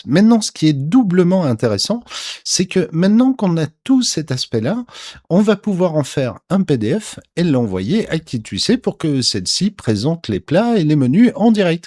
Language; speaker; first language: French; native; French